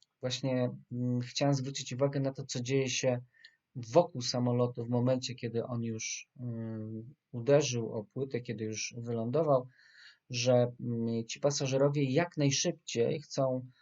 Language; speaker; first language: Polish; native; Polish